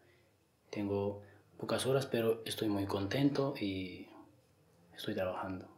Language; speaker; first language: Spanish; non-native, learner; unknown